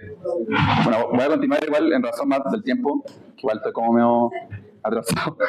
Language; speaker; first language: Spanish; native; Spanish